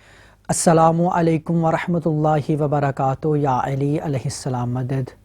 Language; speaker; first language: Urdu; native; Urdu